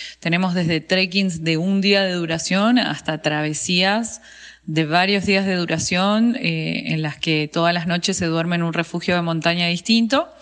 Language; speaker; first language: Spanish; native; Spanish